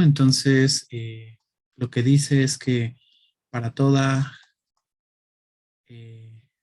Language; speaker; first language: Spanish; native; Spanish